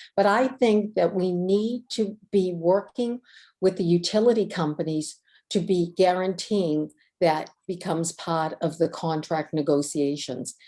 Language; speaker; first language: English; native; English